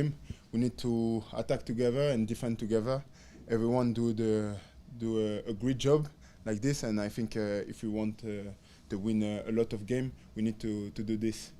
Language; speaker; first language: English; non-native, learner; French